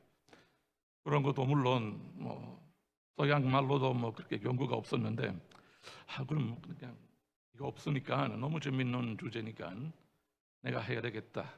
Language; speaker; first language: Korean; non-native, fluent; Italian